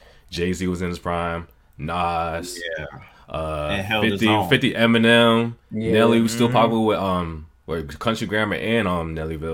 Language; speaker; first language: English; native; English